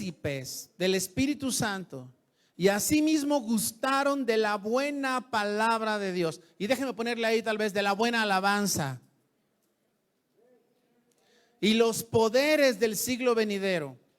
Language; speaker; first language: Spanish; native; Spanish